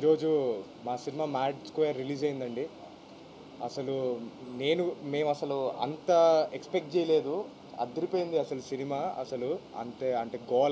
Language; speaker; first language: Telugu; non-native, fluent; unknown